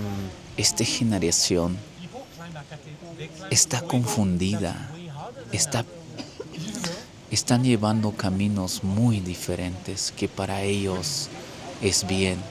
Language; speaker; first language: Spanish; non-native, local second language; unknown